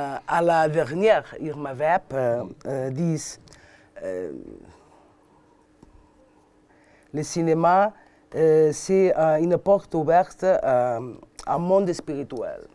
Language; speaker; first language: French; non-native, learner; Catalan